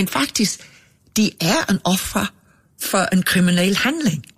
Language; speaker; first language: Danish; non-native, fluent; English